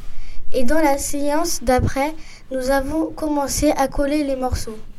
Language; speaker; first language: French; native; French